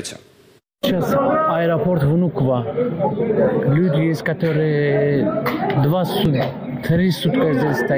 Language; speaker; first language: Russian; non-native, learner; Tajik